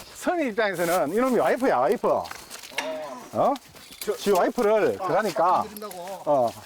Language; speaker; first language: Korean; native; Korean